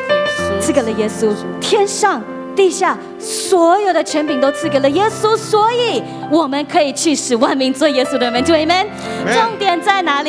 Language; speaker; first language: Chinese; native; Chinese